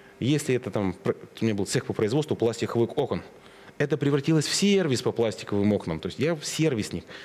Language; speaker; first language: Russian; native; Russian